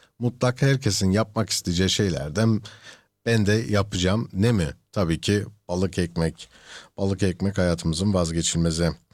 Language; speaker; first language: Turkish; early bilingual, heritage; Turkish